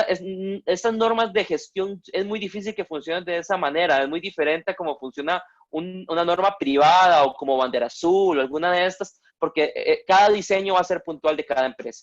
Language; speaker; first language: Spanish; native; Spanish